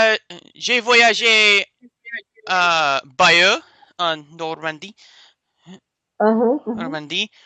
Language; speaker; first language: French; non-native, learner; English